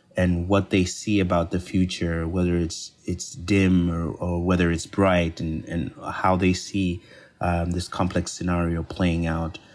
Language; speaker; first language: English; non-native, local second language; Bemba